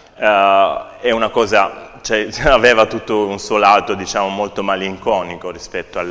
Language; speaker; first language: Italian; native; Italian